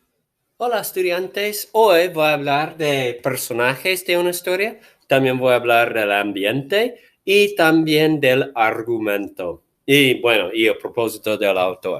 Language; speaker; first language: Spanish; non-native, fluent; English